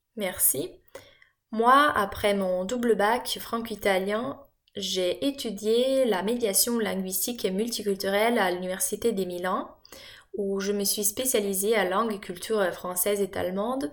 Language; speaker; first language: French; non-native, fluent; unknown